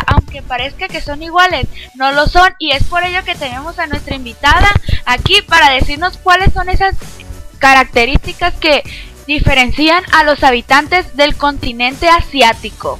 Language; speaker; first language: Spanish; native; Spanish